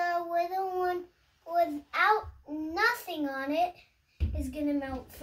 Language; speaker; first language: English; early bilingual, other home language; Russian